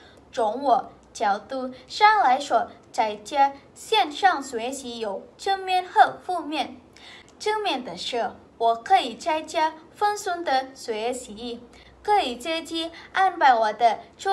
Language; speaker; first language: Chinese; non-native, local second language; Indonesian